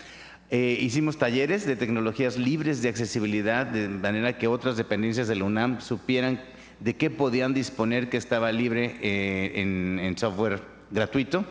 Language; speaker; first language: Spanish; native; Spanish